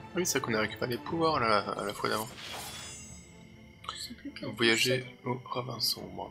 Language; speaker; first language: French; native; French